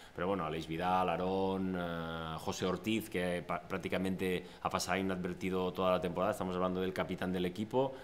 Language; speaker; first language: Spanish; non-native, local second language; Catalan